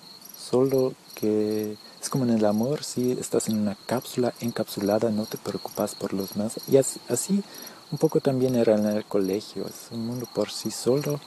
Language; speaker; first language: Spanish; early bilingual, heritage; Spanish